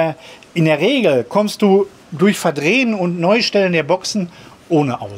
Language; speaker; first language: German; native; German